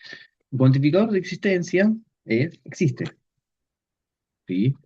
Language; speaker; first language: Spanish; native; Spanish